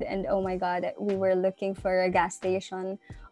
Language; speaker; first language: English; non-native, local second language; Cebuano